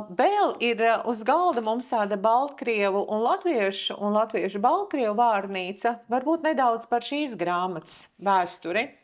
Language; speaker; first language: Latvian; native; Latvian